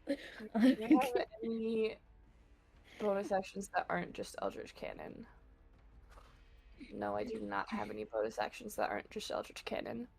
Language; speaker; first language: English; native; English